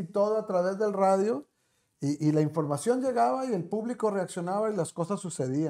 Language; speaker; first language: Spanish; native; Spanish